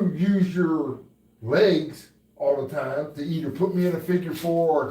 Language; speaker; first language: English; native; English